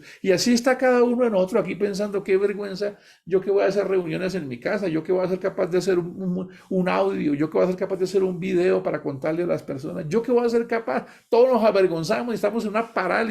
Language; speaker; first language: Spanish; native; Spanish